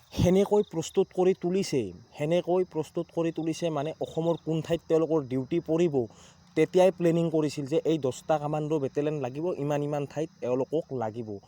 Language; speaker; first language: Assamese; native; Assamese